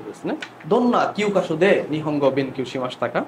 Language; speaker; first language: Japanese; non-native, fluent; Bangla